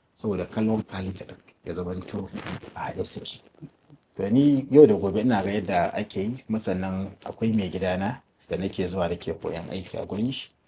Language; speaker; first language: Hausa; native; Hausa